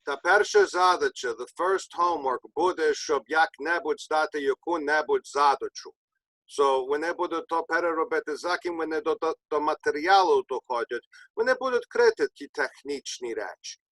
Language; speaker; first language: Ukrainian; early bilingual, heritage; Ukrainian